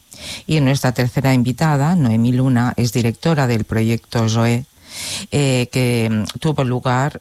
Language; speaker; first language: Spanish; non-native, local second language; Catalan